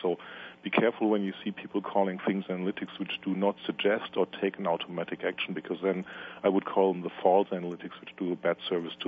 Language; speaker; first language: English; non-native, fluent; Italian